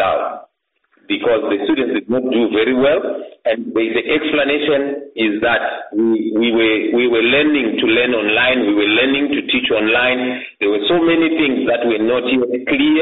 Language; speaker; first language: English; non-native, local second language; Shona